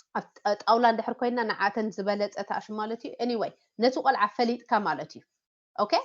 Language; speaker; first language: Tigrinya; native; Tigrinya